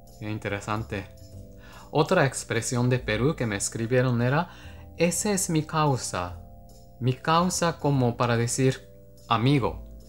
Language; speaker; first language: Spanish; non-native, fluent; Japanese